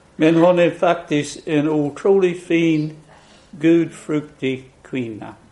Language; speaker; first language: Swedish; non-native, fluent; English